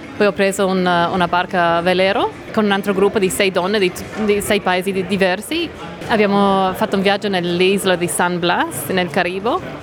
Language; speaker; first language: Italian; non-native, fluent; English